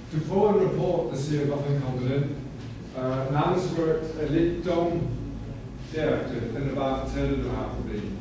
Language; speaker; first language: Danish; non-native, fluent; English